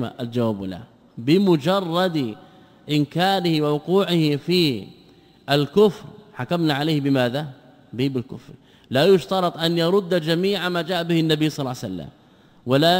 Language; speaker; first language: Arabic; native; Arabic